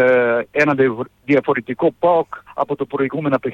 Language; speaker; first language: Greek; non-native, fluent; Serbian